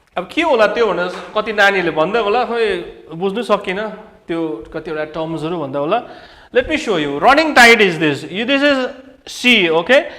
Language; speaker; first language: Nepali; native; Nepali